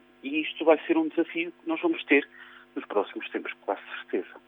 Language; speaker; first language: Portuguese; native; Portuguese